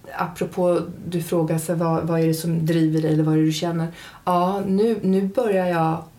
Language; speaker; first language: Swedish; early bilingual, heritage; Swedish